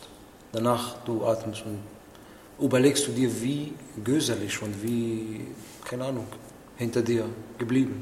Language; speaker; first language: German; non-native, learner; Arabic